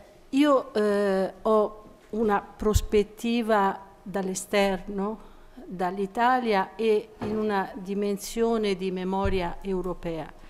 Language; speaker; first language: Spanish; non-native, learner; Italian